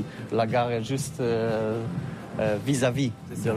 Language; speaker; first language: French; non-native, learner; Polish